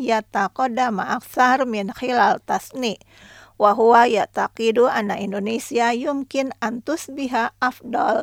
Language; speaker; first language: Arabic; non-native, fluent; Indonesian